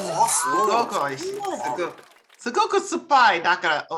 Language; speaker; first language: Japanese; non-native, learner; English